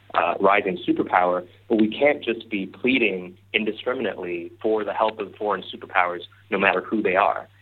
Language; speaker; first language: English; non-native, local second language; Cantonese